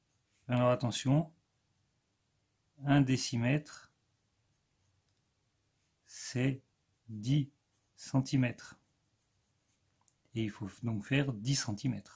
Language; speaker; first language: French; native; French